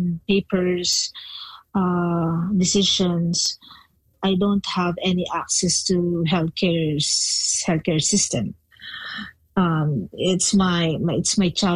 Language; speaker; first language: English; non-native, local second language; Filipino